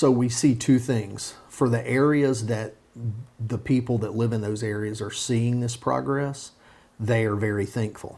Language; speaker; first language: English; native; English